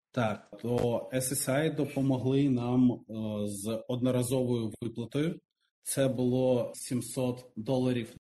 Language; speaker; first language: Ukrainian; non-native, local second language; Russian